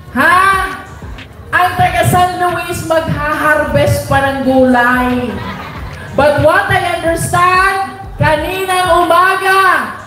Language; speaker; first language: Filipino; native; Filipino